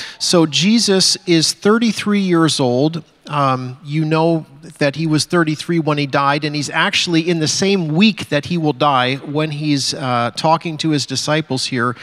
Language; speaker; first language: English; native; English